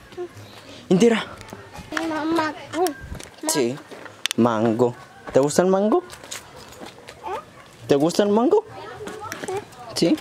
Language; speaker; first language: Spanish; early bilingual, heritage; Spanish